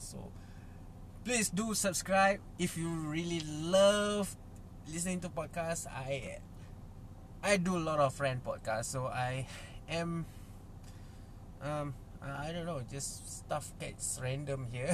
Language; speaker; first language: English; non-native, local second language; Malay